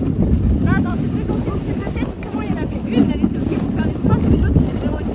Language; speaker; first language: French; native; French